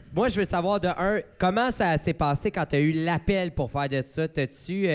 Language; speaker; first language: French; native; French